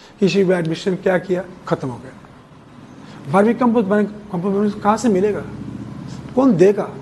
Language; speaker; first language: Hindi; non-native, local second language; Bangla